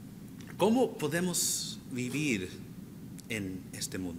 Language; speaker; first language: Spanish; non-native, fluent; English